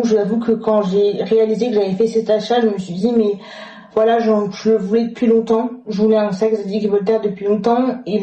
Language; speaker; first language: French; native; French